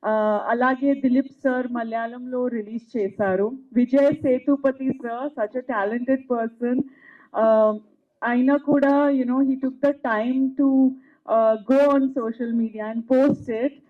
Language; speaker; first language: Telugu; non-native, fluent; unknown